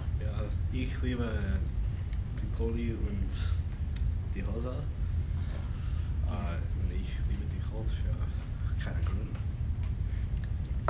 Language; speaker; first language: German; non-native, learner; English